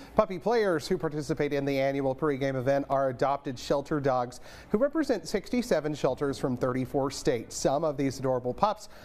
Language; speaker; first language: English; native; English